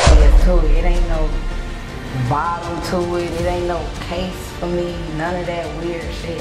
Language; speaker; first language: English; native; English